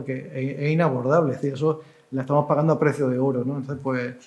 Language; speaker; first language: Spanish; native; Spanish